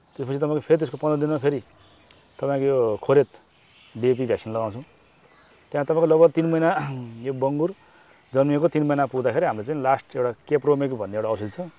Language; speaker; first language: Nepali; native; Nepali